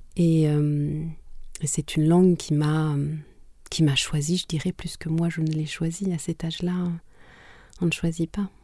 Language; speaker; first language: French; non-native, local second language; Kinyarwanda